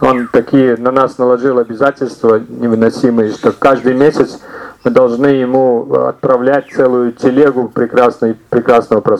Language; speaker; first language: Russian; native; Russian